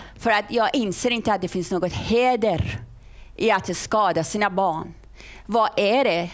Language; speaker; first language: Swedish; non-native, fluent; Persian